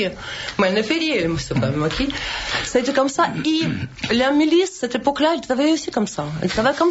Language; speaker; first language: French; non-native, learner; Russian